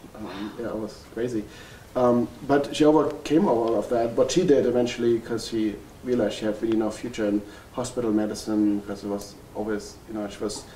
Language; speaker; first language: English; non-native, fluent; German